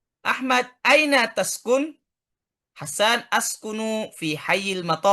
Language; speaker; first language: Arabic; non-native, learner; Indonesian